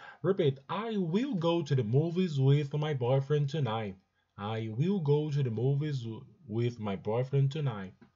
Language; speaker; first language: English; non-native, fluent; Portuguese